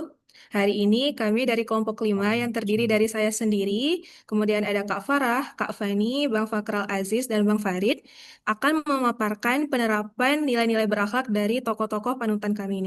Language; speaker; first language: Indonesian; native; Indonesian